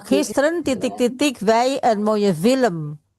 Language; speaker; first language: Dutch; non-native, fluent; Indonesian